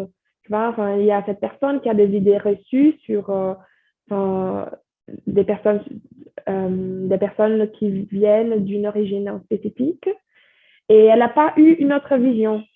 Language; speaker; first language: French; non-native, fluent; Portuguese